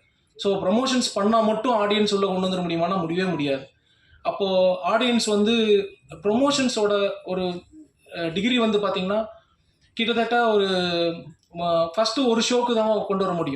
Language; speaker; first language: Tamil; native; Tamil